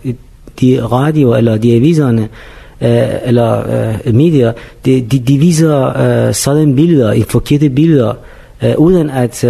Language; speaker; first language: Danish; non-native, fluent; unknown